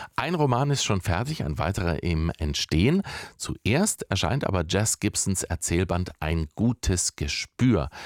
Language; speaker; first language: German; native; German